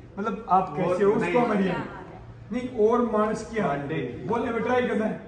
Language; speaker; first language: Hindi; native; Hindi